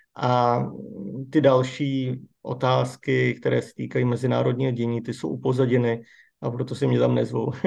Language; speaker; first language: Czech; native; Czech